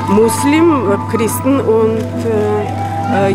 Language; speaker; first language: German; non-native, learner; Russian